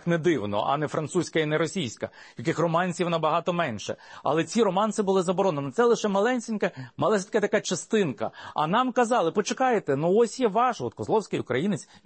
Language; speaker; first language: Ukrainian; native; Ukrainian